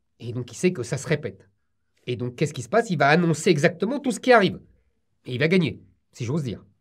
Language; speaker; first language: French; native; French